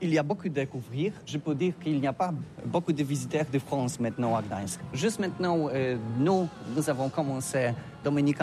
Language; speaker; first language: French; non-native, learner; Polish